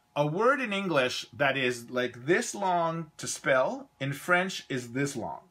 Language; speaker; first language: English; native; English